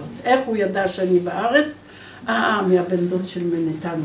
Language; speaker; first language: Hebrew; non-native, fluent; Polish